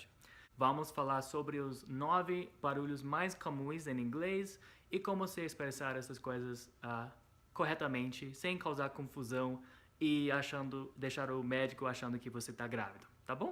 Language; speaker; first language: Portuguese; non-native, fluent; English